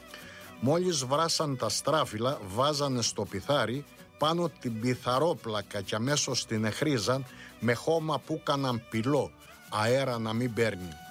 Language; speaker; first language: Greek; native; Greek